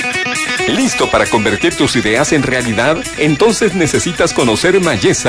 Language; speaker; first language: Spanish; native; Spanish